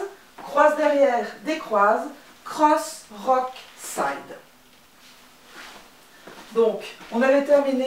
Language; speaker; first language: French; native; French